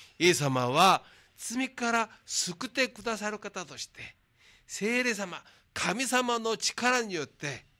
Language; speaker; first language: Japanese; non-native, fluent; Korean